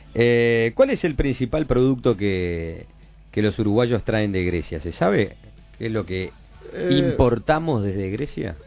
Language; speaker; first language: Spanish; native; Spanish